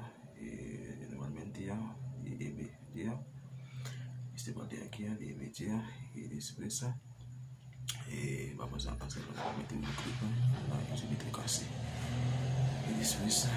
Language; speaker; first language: Spanish; non-native, learner; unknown